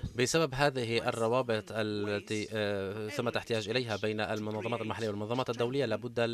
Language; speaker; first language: Arabic; non-native, fluent; Italian